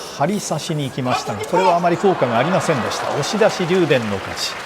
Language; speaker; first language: Japanese; native; Japanese